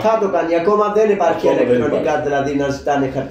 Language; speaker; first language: Greek; non-native, learner; Urdu